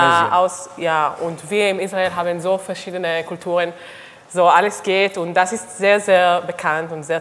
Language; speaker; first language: German; non-native, learner; Hebrew